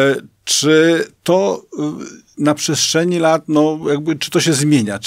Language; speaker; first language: Polish; native; Polish